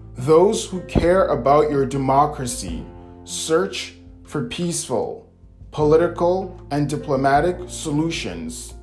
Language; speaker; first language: English; native; English